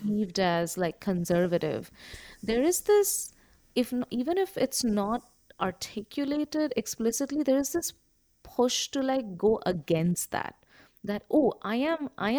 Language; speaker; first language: English; non-native, local second language; Bangla